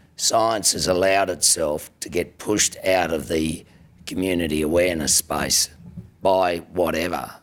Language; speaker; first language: English; native; English